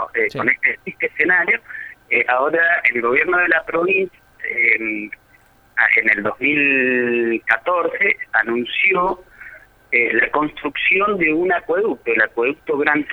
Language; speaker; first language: Spanish; native; Spanish